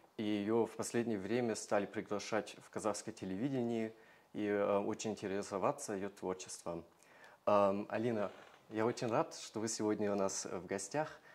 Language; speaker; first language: Russian; non-native, fluent; German